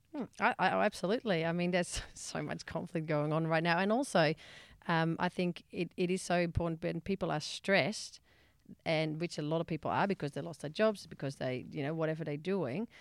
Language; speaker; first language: English; non-native, fluent; Dutch